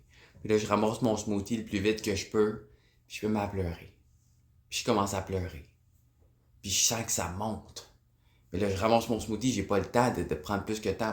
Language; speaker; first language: French; native; French